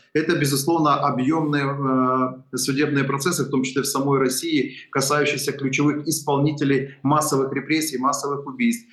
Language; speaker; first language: Russian; non-native, local second language; Ukrainian